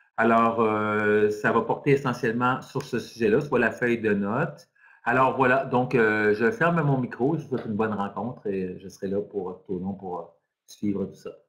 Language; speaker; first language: French; native; French